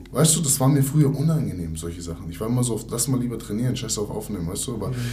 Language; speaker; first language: German; early bilingual, other home language; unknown